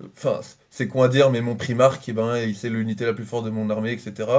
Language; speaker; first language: French; native; French